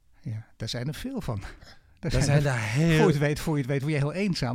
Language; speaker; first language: Dutch; native; Dutch